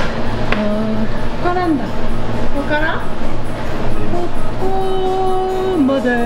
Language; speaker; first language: Japanese; non-native, learner; French